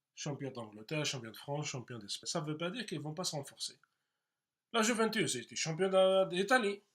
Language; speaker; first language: French; non-native, local second language; Arabic